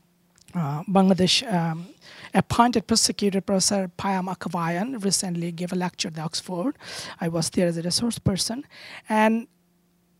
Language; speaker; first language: English; non-native, local second language; Bangla